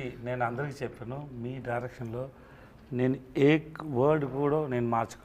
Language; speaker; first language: Telugu; non-native, learner; Tamil